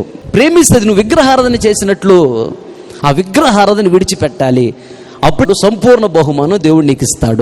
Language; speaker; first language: Telugu; native; Telugu